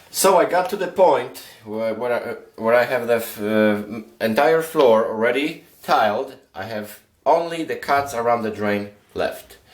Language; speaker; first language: English; non-native, fluent; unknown